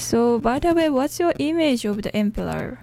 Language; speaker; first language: English; non-native, learner; Japanese